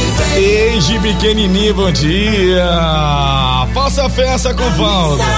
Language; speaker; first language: Portuguese; native; Portuguese